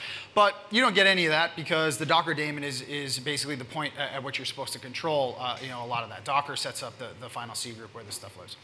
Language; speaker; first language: English; native; English